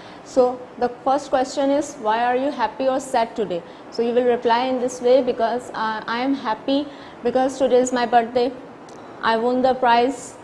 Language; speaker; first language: English; non-native, local second language; Urdu